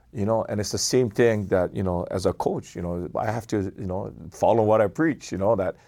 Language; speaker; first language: English; native; English